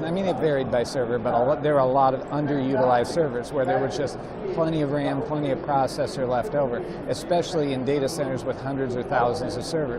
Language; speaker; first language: English; native; English